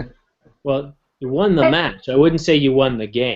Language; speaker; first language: English; native; English